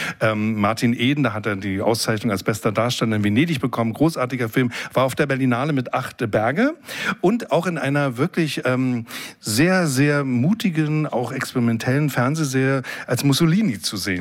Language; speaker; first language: German; native; German